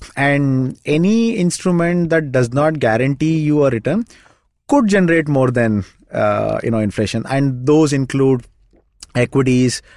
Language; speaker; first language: English; non-native, local second language; Kannada